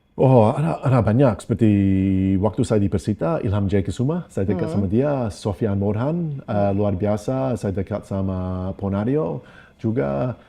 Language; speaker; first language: Indonesian; non-native, fluent; English